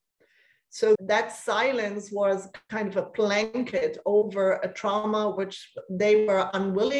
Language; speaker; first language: English; non-native, fluent; German